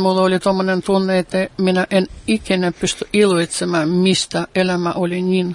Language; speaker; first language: Finnish; non-native, fluent; Russian